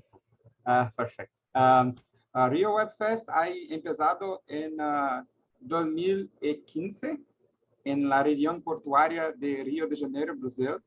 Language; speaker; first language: Spanish; non-native, learner; Portuguese